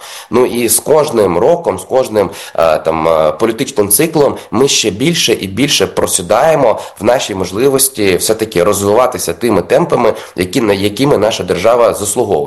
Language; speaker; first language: Ukrainian; native; Ukrainian